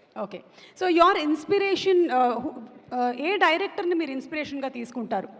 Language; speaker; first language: Telugu; native; Telugu